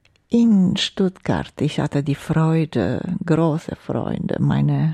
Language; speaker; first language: German; non-native, fluent; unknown